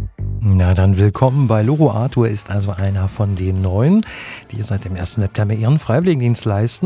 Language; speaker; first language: German; native; German